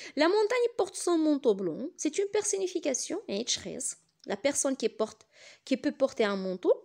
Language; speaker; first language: French; non-native, local second language; Arabic